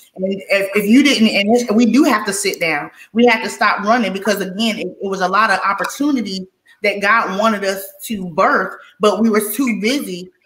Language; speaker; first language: English; native; English